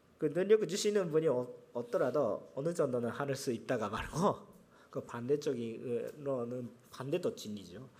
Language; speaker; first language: Korean; non-native, fluent; Japanese